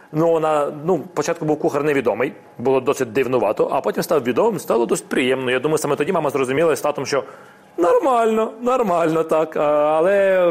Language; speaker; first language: Ukrainian; non-native, local second language; Russian